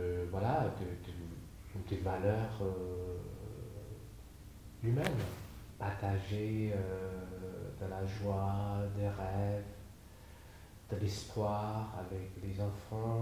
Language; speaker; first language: French; non-native, fluent; Chinese